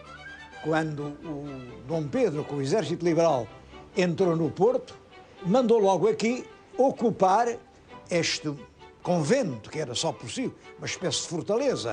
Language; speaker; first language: Portuguese; native; Portuguese